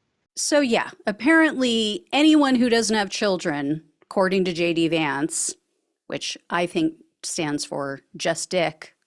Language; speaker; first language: English; native; English